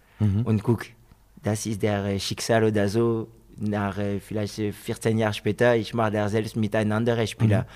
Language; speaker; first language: German; non-native, fluent; French